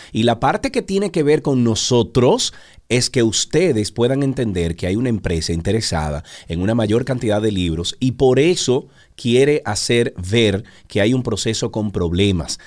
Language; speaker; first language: Spanish; native; Spanish